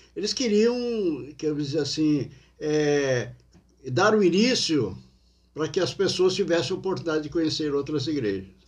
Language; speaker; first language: Portuguese; native; Portuguese